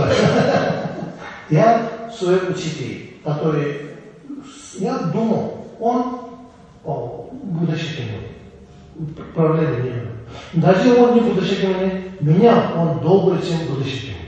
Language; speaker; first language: Russian; non-native, learner; Tibetan